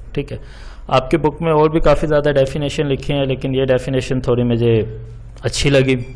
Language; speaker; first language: Urdu; non-native, local second language; Punjabi